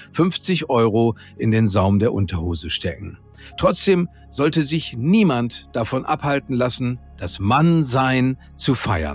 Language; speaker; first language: German; native; German